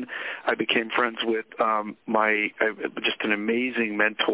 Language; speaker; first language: English; native; English